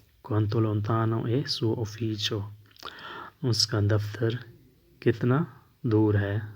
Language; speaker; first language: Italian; non-native, learner; Urdu